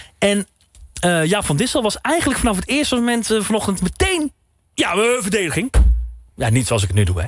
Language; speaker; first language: Dutch; native; Dutch